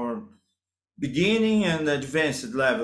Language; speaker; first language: English; non-native, learner; Portuguese